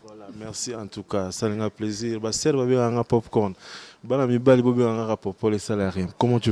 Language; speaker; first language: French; non-native, local second language; Lingala